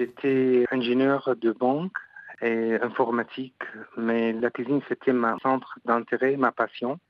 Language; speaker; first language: French; non-native, fluent; Arabic